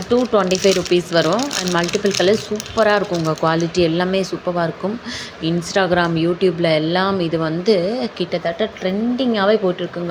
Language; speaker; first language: Tamil; native; Tamil